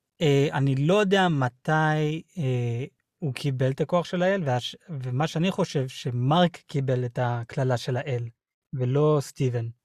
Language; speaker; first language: Hebrew; early bilingual, other home language; English